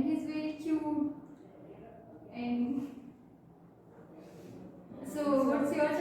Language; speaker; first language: English; non-native, learner; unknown